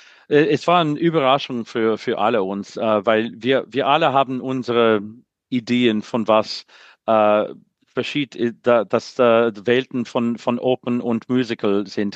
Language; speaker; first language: German; non-native, learner; English